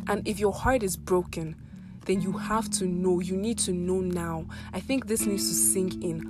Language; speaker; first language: English; non-native, local second language; Yoruba